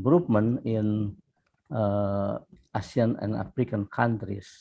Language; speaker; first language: English; non-native, fluent; Indonesian